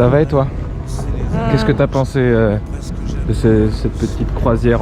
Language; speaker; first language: French; native; French